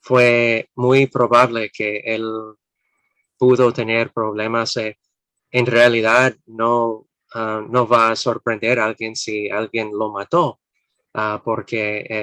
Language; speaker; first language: Spanish; non-native, fluent; English